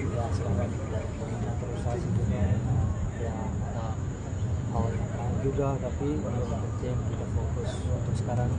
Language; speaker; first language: Indonesian; non-native, fluent; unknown